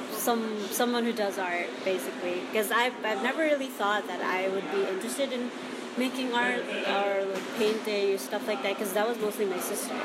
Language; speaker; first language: English; non-native, local second language; Cebuano